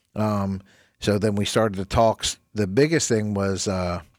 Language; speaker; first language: English; native; English